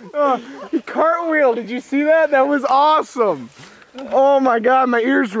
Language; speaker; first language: English; native; English